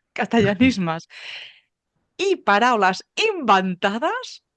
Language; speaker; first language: Catalan; non-native, local second language; Spanish